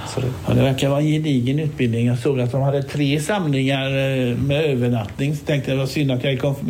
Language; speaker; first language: Swedish; native; Swedish